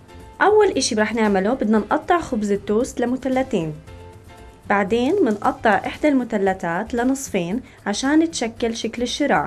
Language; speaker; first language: Arabic; native; Arabic